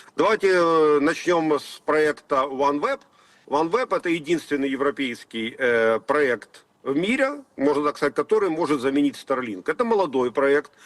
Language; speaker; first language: Russian; native; Russian